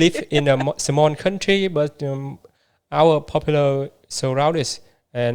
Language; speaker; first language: English; non-native, learner; Vietnamese